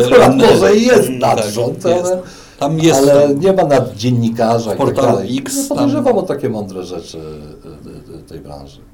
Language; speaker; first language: Polish; native; Polish